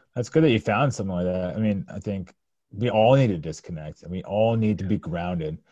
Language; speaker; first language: English; native; English